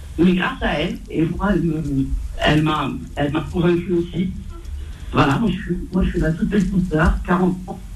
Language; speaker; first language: French; non-native, local second language; Arabic